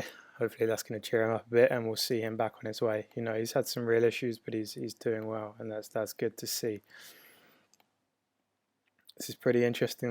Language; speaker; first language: English; native; English